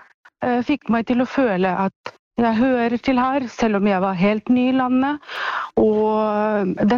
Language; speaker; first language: Norwegian; non-native, fluent; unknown